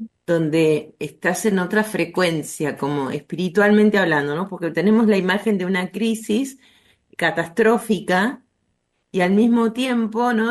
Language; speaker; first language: Spanish; native; Spanish